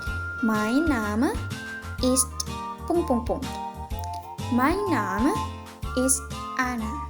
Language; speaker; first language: German; non-native, fluent; Indonesian